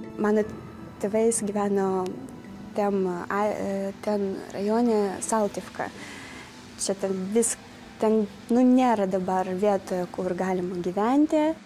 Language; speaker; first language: Lithuanian; non-native, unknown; Ukrainian